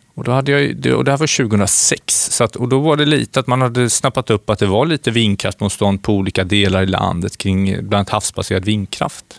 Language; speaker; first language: Swedish; native; Swedish